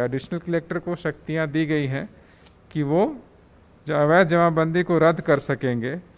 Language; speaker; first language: Hindi; native; Hindi